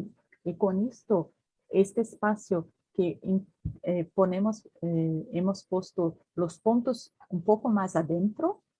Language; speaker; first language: Spanish; non-native, learner; Portuguese